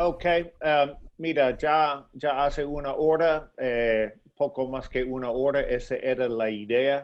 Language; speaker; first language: Spanish; non-native, fluent; English